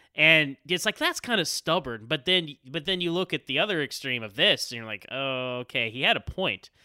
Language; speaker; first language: English; native; English